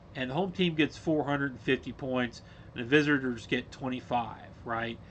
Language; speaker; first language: English; native; English